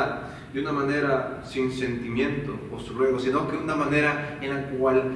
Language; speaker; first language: Spanish; native; Spanish